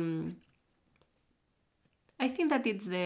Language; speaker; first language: English; non-native, learner; Spanish